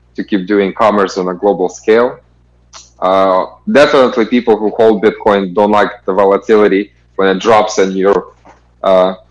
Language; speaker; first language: English; non-native, fluent; Kazakh